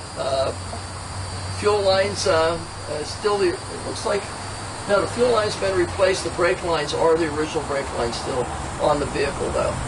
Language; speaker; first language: English; native; English